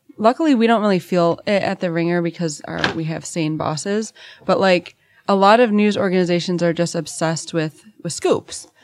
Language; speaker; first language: English; native; English